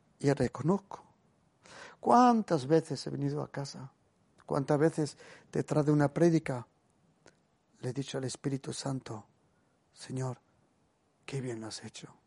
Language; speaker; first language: Spanish; early bilingual, heritage; Spanish